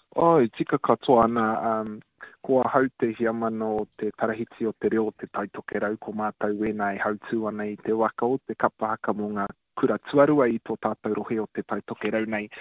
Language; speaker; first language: Māori; native; Māori